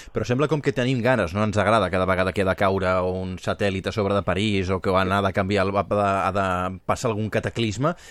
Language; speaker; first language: Catalan; native; Catalan